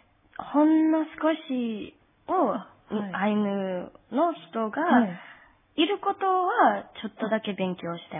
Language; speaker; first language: Japanese; non-native, fluent; English